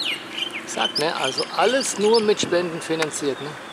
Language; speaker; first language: German; native; German